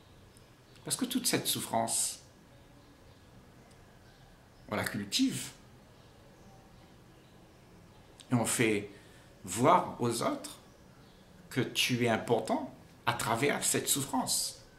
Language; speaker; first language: French; native; French